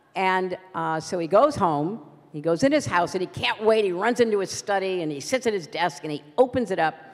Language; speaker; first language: English; native; English